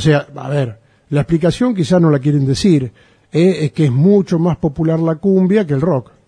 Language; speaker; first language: Spanish; native; Spanish